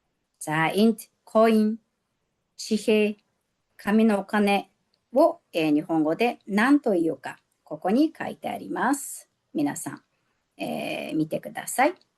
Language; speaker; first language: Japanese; non-native, fluent; Mongolian